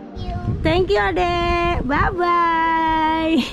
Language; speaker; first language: English; non-native, learner; Indonesian